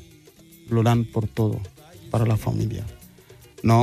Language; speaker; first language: Spanish; non-native, fluent; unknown